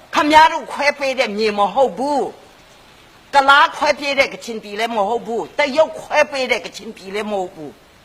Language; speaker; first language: Burmese; non-native, local second language; Kachin